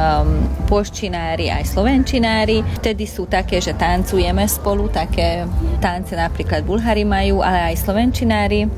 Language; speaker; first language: Slovak; non-native, local second language; Hungarian